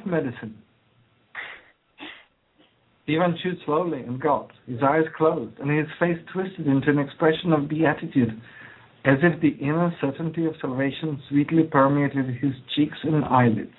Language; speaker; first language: English; non-native, fluent; Croatian